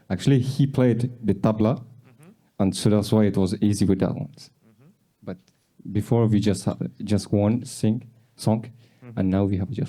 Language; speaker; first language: English; non-native, learner; Persian